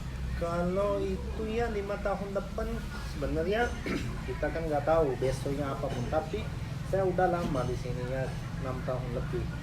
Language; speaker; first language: Indonesian; non-native, learner; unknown